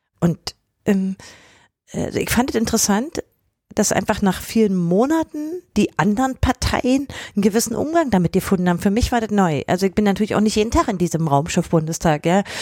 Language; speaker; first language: German; native; German